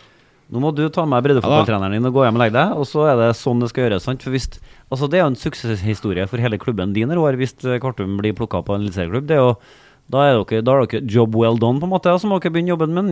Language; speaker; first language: Norwegian; native; Norwegian